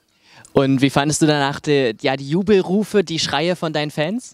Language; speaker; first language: German; native; German